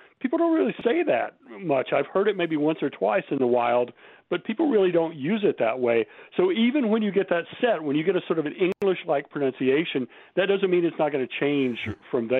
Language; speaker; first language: English; native; English